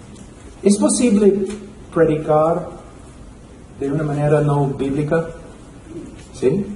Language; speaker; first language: Spanish; non-native, fluent; English